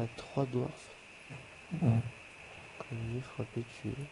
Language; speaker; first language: French; native; French